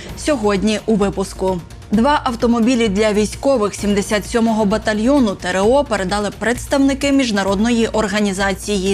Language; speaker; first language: Ukrainian; native; Ukrainian